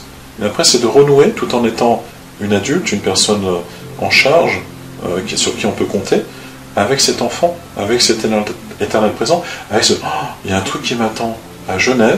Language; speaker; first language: French; native; French